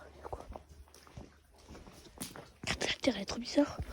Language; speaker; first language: French; native; French